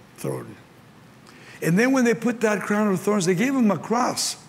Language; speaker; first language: English; early bilingual, other home language; Spanish